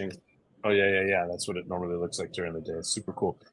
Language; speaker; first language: English; native; English